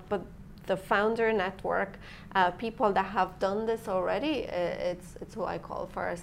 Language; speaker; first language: English; non-native, fluent; Romanian